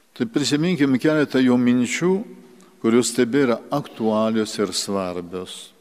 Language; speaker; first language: Lithuanian; early bilingual, heritage; Lithuanian